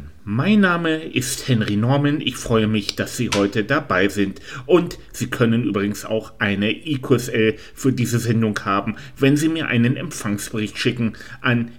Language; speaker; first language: German; native; German